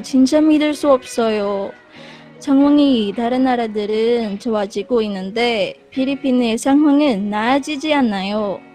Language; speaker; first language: Korean; non-native, learner; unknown